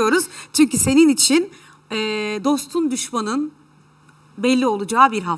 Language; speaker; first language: Turkish; native; Turkish